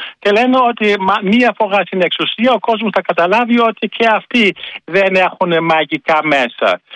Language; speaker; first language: Greek; non-native, fluent; German